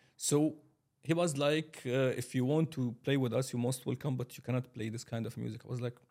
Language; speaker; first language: English; non-native, fluent; Arabic